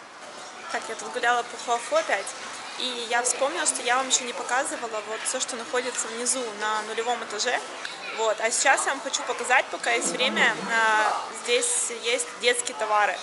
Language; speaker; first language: Russian; native; Russian